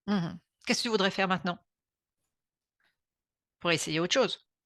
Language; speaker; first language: French; native; French